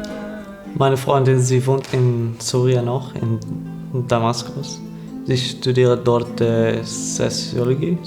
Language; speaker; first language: German; non-native, learner; Arabic